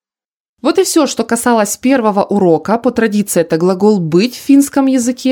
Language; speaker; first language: Russian; native; Russian